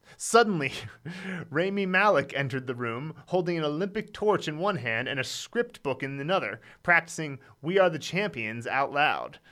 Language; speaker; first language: English; native; English